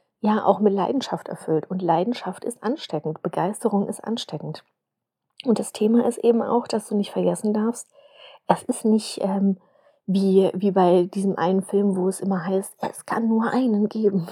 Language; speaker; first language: German; native; German